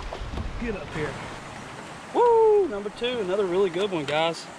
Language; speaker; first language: English; native; English